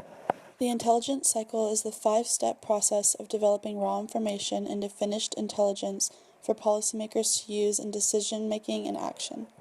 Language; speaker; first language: English; native; English